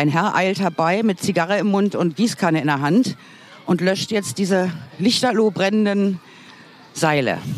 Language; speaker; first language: German; native; German